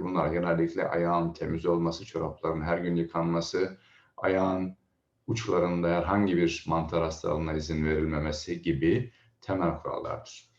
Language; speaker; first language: Turkish; native; Turkish